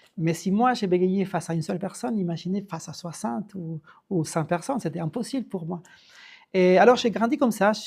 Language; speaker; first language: French; non-native, fluent; Spanish